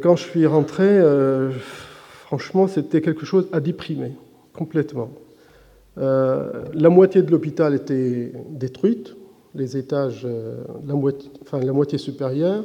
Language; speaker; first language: French; non-native, fluent; Arabic